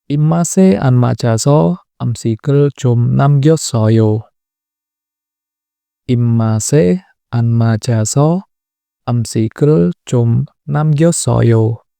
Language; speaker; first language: Korean; non-native, fluent; Indonesian